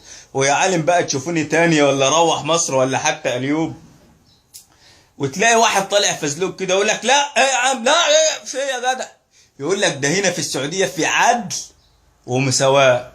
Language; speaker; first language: Arabic; native; Arabic